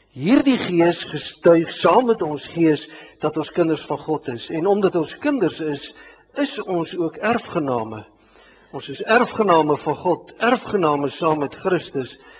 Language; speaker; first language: Afrikaans; native; Afrikaans